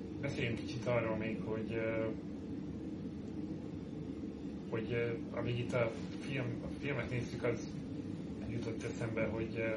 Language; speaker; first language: Hungarian; native; Hungarian